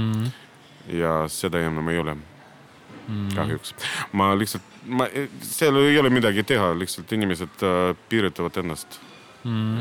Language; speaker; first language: Estonian; non-native, local second language; Russian